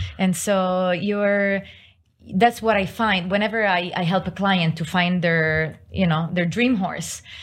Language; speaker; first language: English; non-native, fluent; Italian